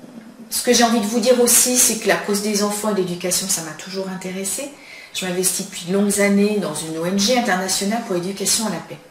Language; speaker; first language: French; native; French